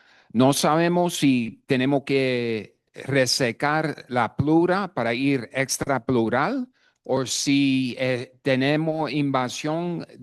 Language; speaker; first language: Spanish; non-native, fluent; English